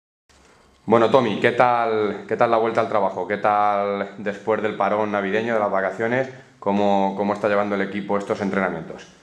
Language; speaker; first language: Spanish; native; Spanish